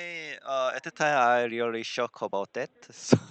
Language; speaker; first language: English; non-native, learner; Korean